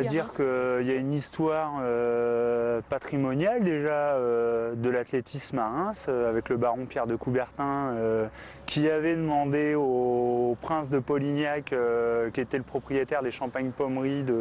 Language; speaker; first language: French; native; French